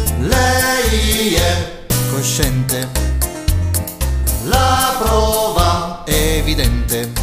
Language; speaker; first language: Italian; native; Italian